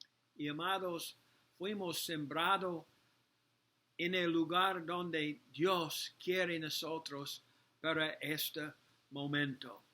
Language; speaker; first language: Spanish; non-native, learner; English